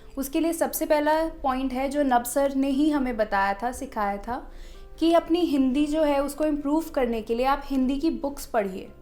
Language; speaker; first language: Hindi; non-native, local second language; Punjabi